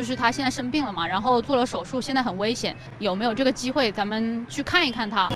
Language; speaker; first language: Chinese; native; Chinese